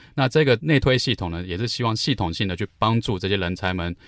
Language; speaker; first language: Chinese; native; Chinese